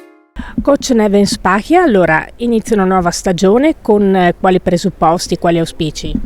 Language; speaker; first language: Italian; native; Italian